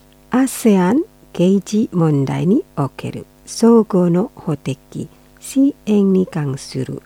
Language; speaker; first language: Japanese; non-native, fluent; Indonesian